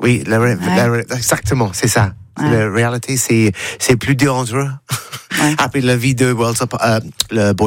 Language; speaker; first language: French; non-native, learner; English